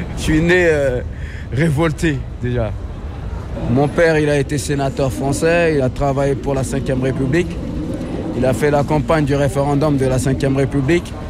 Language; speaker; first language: French; early bilingual, other home language; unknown